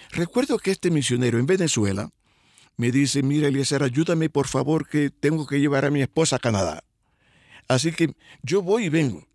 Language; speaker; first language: Spanish; native; Spanish